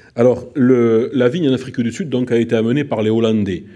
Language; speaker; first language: French; native; French